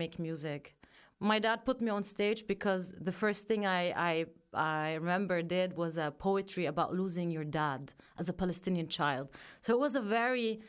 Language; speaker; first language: English; non-native, fluent; German